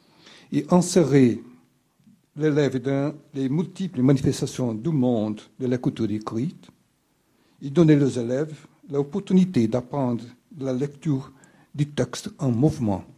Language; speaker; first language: French; non-native, fluent; Portuguese